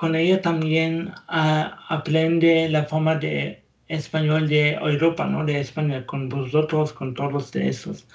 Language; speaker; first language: Spanish; non-native, learner; German